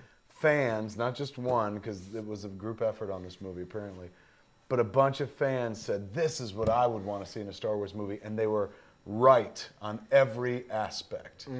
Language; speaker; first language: English; native; English